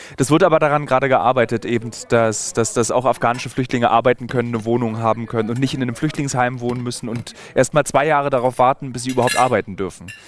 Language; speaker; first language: German; native; German